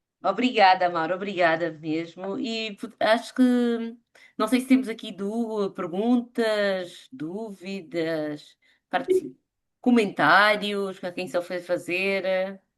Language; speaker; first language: Portuguese; native; Portuguese